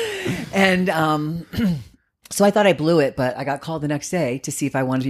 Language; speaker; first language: English; native; English